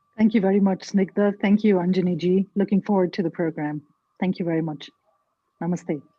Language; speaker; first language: English; non-native, local second language; Nepali